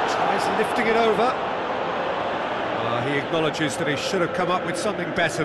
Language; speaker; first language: English; native; English